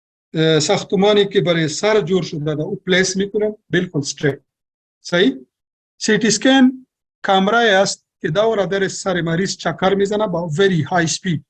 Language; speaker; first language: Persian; non-native, local second language; Pashto